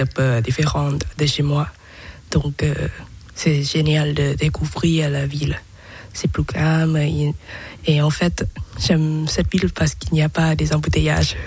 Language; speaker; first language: French; non-native, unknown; Thai